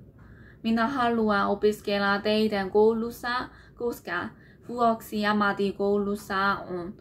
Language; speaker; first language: Finnish; non-native, learner; Burmese